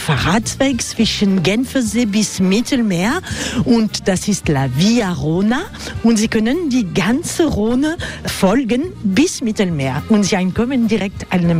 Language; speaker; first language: German; non-native, fluent; French